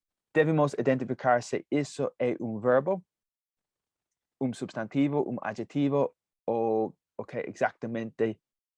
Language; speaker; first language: Portuguese; non-native, fluent; English